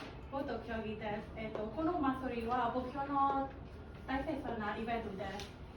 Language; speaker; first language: Japanese; non-native, learner; Burmese